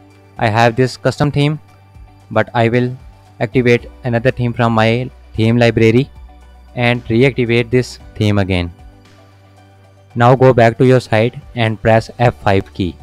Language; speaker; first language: English; non-native, fluent; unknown